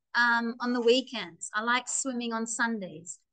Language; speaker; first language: English; native; English